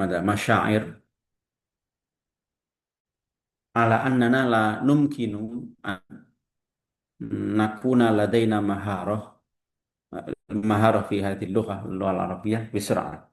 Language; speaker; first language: Arabic; non-native, fluent; Indonesian